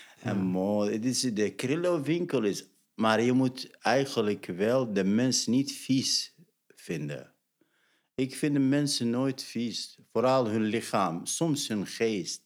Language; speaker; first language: Dutch; non-native, fluent; Arabic